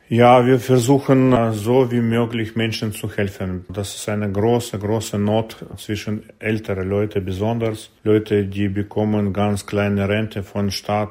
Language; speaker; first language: German; non-native, learner; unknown